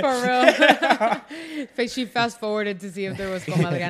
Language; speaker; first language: English; early bilingual, other home language; Spanish